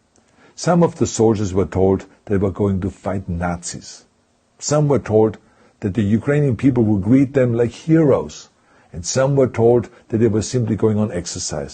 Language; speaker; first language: English; non-native, fluent; German